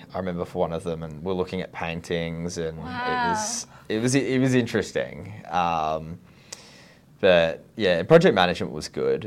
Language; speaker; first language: English; native; English